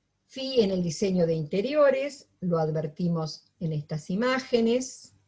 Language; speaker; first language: Spanish; native; Spanish